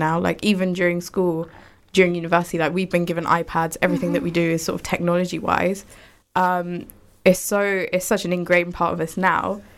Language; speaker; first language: English; native; English